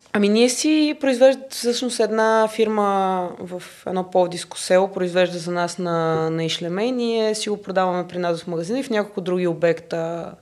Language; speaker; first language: Bulgarian; native; Bulgarian